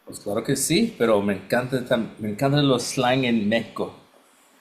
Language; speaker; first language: Spanish; non-native, learner; English